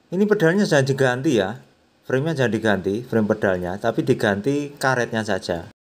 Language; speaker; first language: Indonesian; non-native, local second language; Javanese